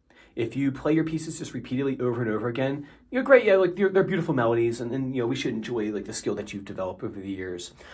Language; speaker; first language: English; native; English